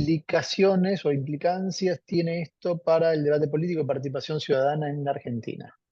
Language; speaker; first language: Spanish; native; Spanish